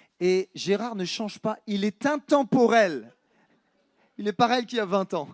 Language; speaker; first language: French; native; French